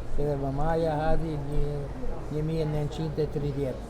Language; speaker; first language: Albanian; early bilingual, heritage; Albanian